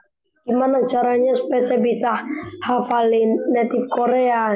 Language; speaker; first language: Indonesian; native; Indonesian